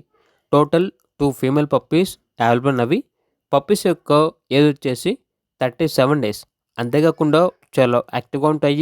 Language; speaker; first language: Telugu; native; Telugu